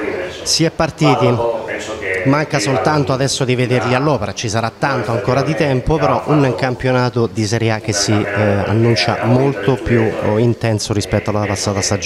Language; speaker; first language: Italian; native; Italian